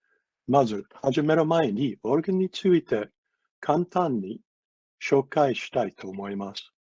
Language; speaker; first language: Japanese; non-native, fluent; English